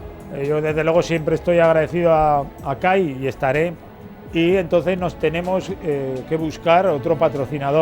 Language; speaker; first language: Spanish; native; Spanish